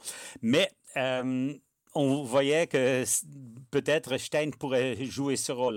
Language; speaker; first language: French; non-native, fluent; Dutch